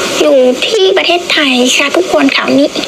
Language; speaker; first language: Thai; non-native, fluent; Vietnamese